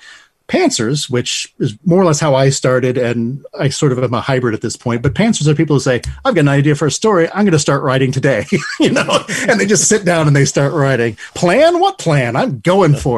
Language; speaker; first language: English; native; English